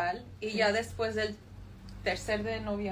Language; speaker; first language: Spanish; early bilingual, heritage; Spanish